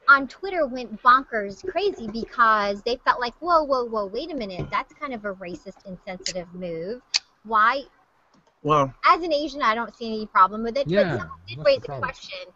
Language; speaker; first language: English; native; English